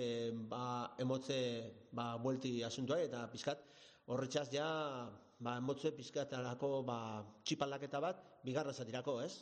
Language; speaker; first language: Basque; native; Basque